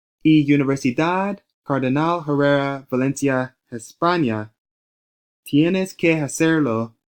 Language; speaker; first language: Spanish; non-native, learner; English